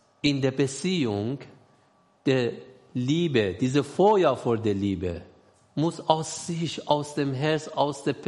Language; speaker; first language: German; non-native, learner; Persian